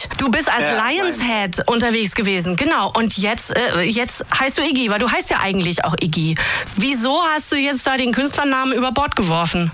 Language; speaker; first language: German; native; German